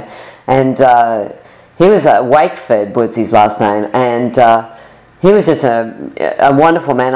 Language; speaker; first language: English; native; English